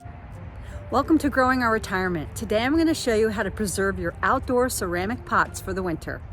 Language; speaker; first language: English; native; English